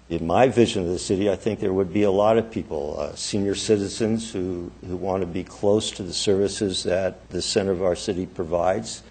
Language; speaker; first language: English; native; English